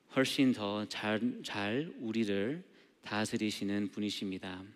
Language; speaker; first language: Korean; non-native, learner; English